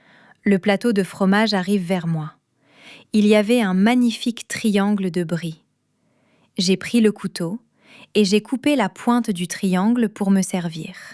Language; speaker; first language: French; non-native, fluent; English